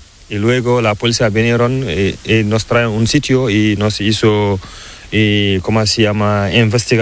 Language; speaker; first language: Spanish; non-native, learner; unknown